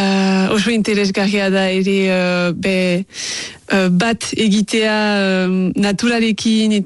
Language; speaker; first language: Basque; non-native, local second language; French